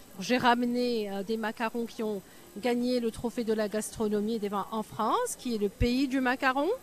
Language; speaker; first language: French; non-native, local second language; Arabic